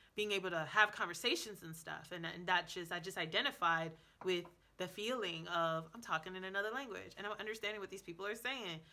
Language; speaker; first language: English; native; English